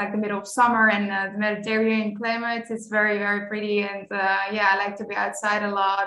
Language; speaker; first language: English; non-native, fluent; Dutch